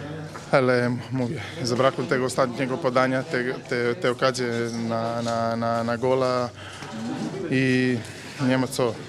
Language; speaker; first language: Polish; non-native, learner; Serbian